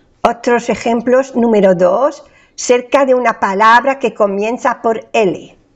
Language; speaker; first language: Spanish; non-native, fluent; French